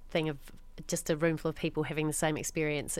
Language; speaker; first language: English; native; English